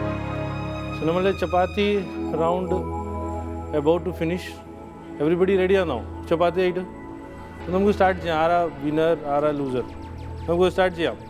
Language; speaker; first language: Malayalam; non-native, fluent; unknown